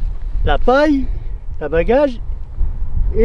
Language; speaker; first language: French; non-native, learner; Arabic